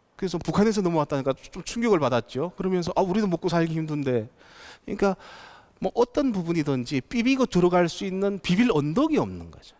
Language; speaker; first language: Korean; native; Korean